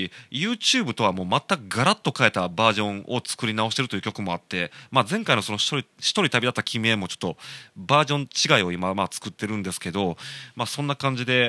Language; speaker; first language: Japanese; native; Japanese